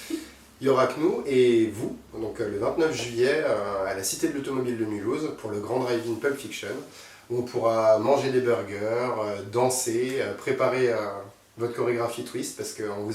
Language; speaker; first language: French; native; French